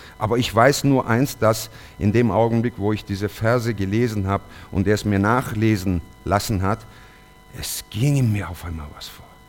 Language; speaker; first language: German; early bilingual, other home language; Turkish